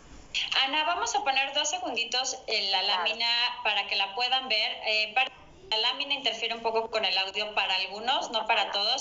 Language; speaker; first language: Spanish; native; Spanish